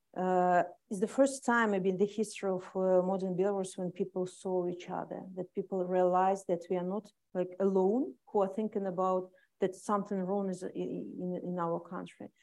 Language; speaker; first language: English; non-native, fluent; Russian